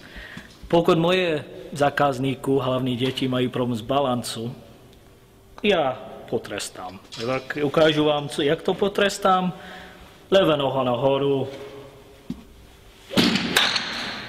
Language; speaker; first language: Czech; non-native, learner; English